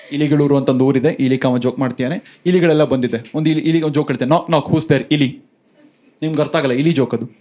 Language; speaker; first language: Kannada; native; Kannada